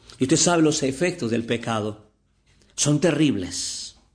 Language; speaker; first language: Spanish; native; Spanish